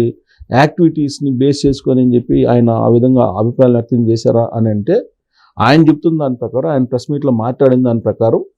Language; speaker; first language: Telugu; native; Telugu